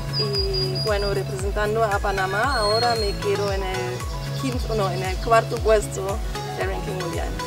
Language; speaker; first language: Spanish; non-native, fluent; German